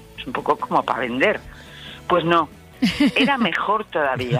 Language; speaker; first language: Spanish; native; Spanish